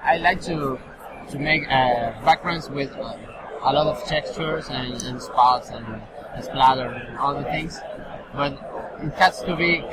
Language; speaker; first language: English; non-native, learner; Spanish